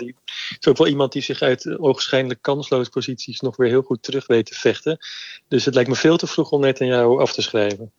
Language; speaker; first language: Dutch; native; Dutch